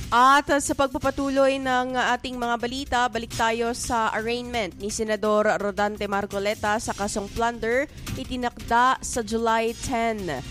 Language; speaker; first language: Filipino; native; Filipino